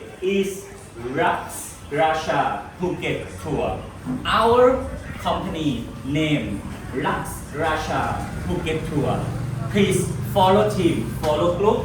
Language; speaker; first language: English; non-native, learner; Thai